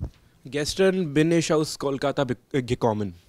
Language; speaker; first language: German; non-native, learner; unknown